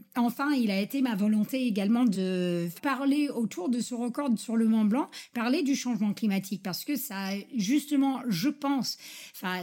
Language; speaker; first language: French; non-native, fluent; English